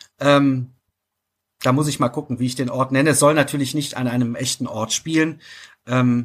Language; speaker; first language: German; native; German